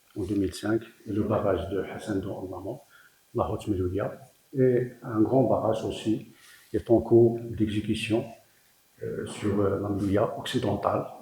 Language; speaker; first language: French; non-native, local second language; Arabic